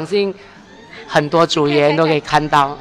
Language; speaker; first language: Chinese; native; Chinese